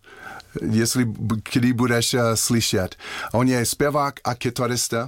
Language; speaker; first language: Czech; non-native, learner; English